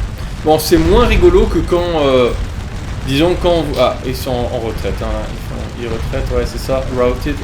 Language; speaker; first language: French; native; French